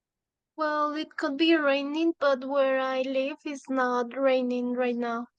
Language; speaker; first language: English; non-native, fluent; Spanish